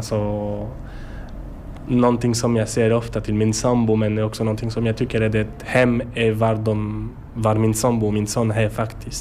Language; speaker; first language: Swedish; non-native, learner; French